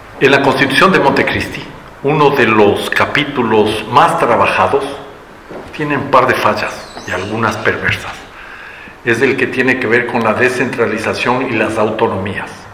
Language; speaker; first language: Spanish; native; Spanish